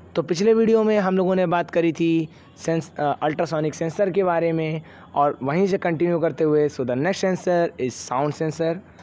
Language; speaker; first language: Hindi; native; Hindi